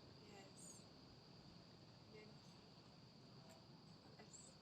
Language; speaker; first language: English; non-native, learner; Indonesian